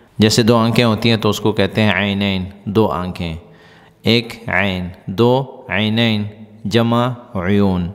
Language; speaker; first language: Urdu; non-native, local second language; Pashto